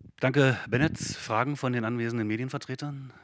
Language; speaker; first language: German; native; German